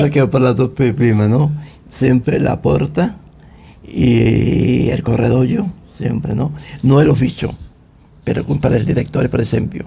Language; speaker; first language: Italian; non-native, fluent; Spanish